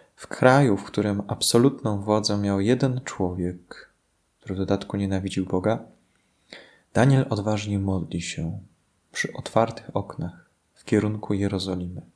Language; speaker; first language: Polish; native; Polish